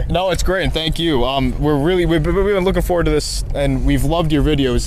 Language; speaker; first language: English; native; English